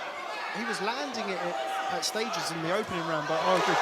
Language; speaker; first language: English; native; English